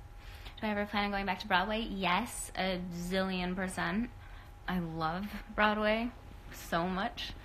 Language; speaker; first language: English; native; English